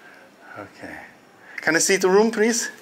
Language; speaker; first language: English; non-native, learner; Chinese